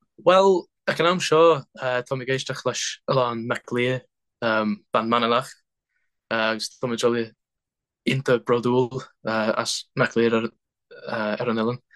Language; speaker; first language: Irish; non-native, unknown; English